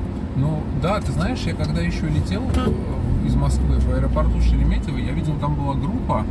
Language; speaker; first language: Russian; native; Russian